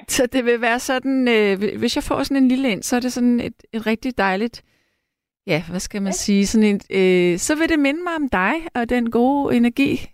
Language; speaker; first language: Danish; native; Danish